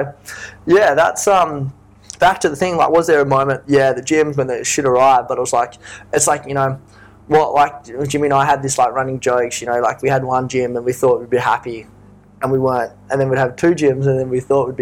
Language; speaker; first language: English; native; English